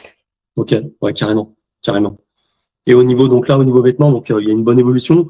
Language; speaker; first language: French; native; French